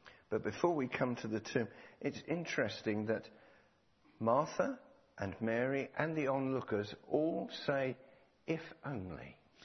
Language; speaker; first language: English; native; English